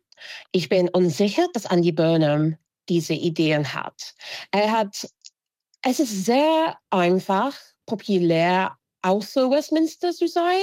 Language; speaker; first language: German; non-native, fluent; English